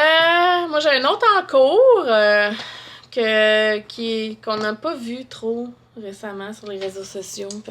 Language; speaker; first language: French; native; French